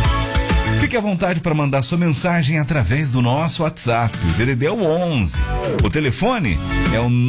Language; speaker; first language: Portuguese; native; Portuguese